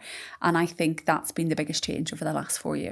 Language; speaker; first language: English; native; English